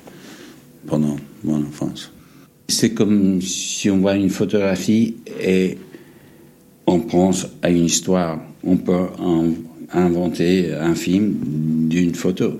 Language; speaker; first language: French; non-native, fluent; English